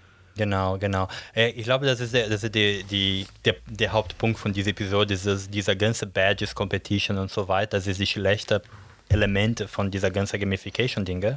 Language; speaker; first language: German; non-native, fluent; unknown